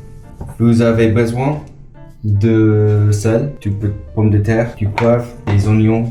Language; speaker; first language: French; non-native, learner; English